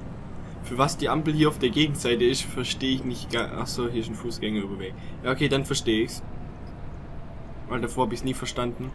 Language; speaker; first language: German; native; German